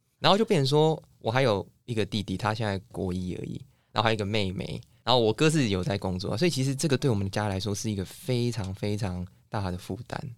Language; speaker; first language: Chinese; native; Chinese